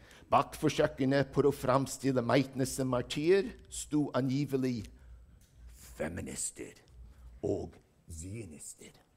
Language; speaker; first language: Norwegian; non-native, fluent; English